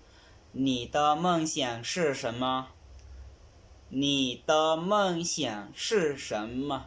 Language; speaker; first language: Chinese; non-native, learner; Lao